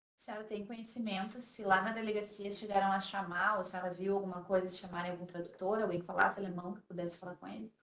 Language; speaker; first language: Portuguese; native; Portuguese